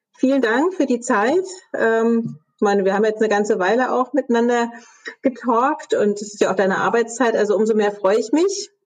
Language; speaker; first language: German; native; German